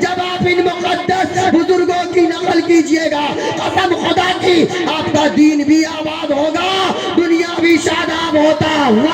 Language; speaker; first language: Hindi; native; Hindi